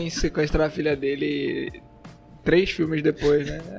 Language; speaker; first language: Portuguese; native; Portuguese